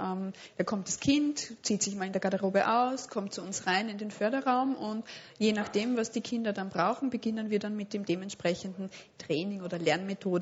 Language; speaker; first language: German; native; German